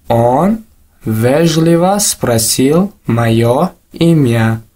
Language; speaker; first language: Russian; non-native, local second language; Tajik